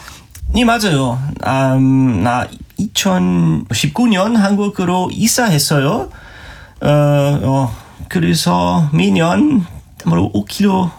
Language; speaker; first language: Korean; non-native, learner; German